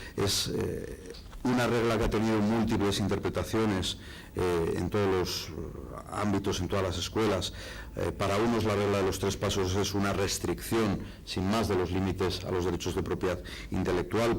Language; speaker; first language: Spanish; native; Spanish